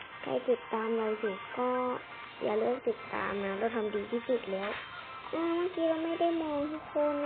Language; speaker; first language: Thai; native; Thai